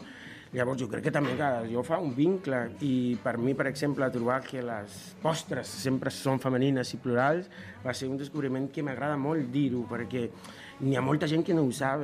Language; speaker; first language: Catalan; non-native, fluent; Spanish